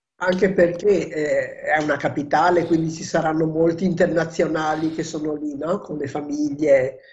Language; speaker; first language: Italian; native; Italian